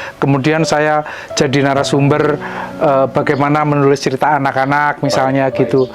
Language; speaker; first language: Indonesian; non-native, local second language; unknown